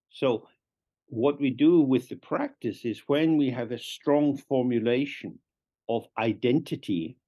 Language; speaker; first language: English; native; English